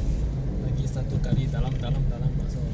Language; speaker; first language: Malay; non-native, local second language; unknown